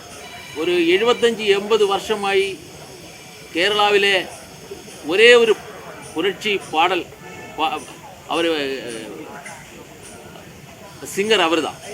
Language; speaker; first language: Tamil; non-native, learner; Malayalam